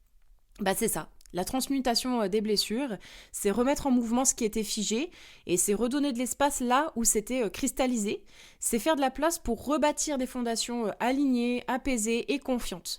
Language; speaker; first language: French; native; French